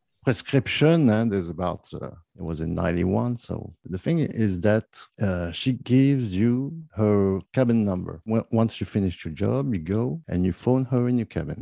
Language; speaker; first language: English; non-native, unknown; French